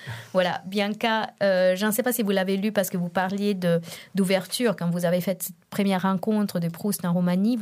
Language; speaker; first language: French; non-native, fluent; Italian